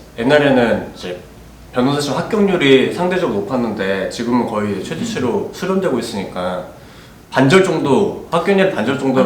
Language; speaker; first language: Korean; native; Korean